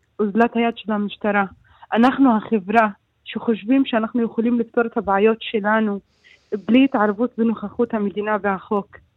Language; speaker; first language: Hebrew; non-native, local second language; Arabic